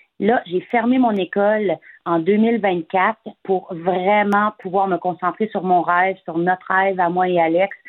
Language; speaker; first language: French; native; French